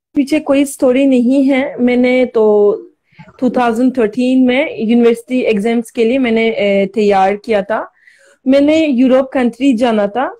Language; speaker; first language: Hindi; non-native, learner; Turkish